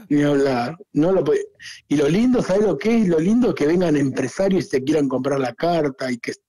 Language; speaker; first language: Spanish; native; Spanish